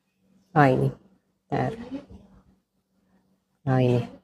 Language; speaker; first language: Indonesian; native; Indonesian